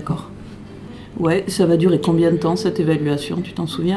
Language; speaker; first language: French; native; French